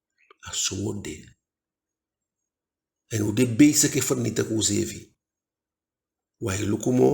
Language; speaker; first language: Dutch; non-native, local second language; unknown